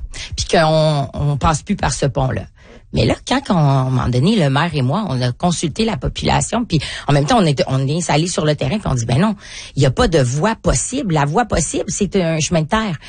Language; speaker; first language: French; native; French